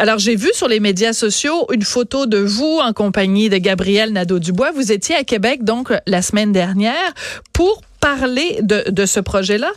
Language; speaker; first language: French; native; French